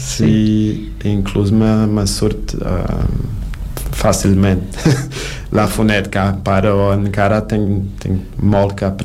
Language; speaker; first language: Catalan; non-native, learner; Portuguese